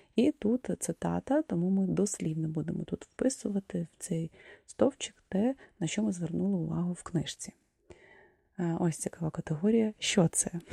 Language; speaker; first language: Ukrainian; non-native, local second language; Russian